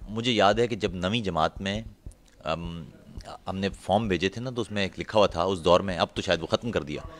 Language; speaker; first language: Urdu; non-native, local second language; Punjabi